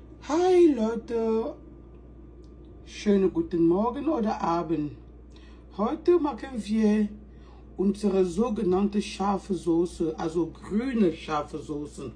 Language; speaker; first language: German; non-native, fluent; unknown